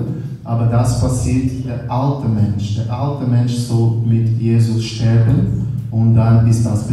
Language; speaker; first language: German; non-native, learner; Portuguese